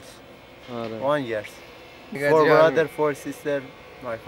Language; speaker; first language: English; non-native, learner; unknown